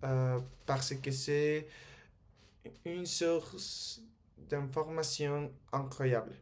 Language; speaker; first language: French; non-native, learner; Spanish